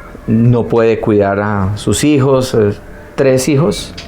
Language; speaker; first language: Spanish; native; Spanish